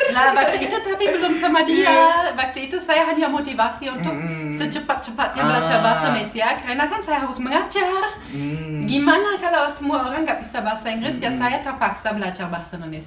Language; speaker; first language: Indonesian; non-native, fluent; German